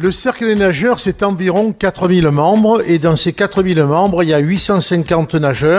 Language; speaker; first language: French; native; French